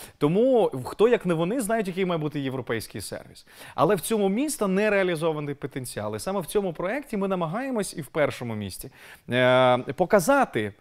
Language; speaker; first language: Ukrainian; native; Ukrainian